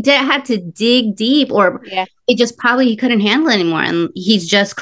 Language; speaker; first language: English; early bilingual, other home language; Spanish